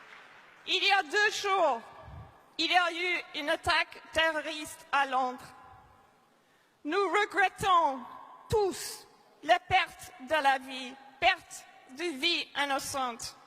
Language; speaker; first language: French; non-native, fluent; English